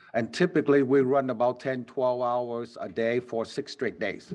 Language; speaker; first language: English; non-native, fluent; Vietnamese